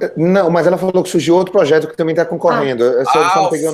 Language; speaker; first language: Portuguese; native; Portuguese